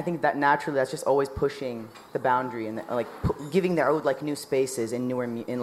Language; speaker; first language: English; native; English